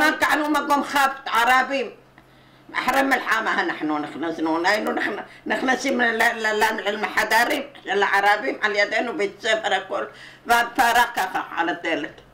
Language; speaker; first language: Hebrew; non-native, learner; Arabic